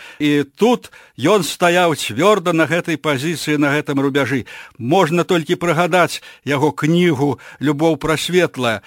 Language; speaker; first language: Belarusian; native; Belarusian